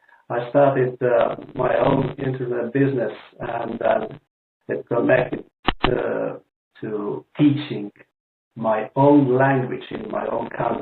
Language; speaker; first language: English; non-native, learner; Estonian